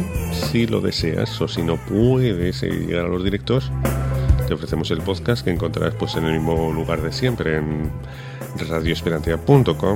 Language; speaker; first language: Spanish; native; Spanish